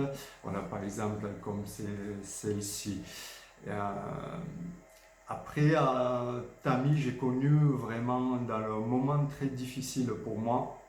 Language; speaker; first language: French; non-native, fluent; Georgian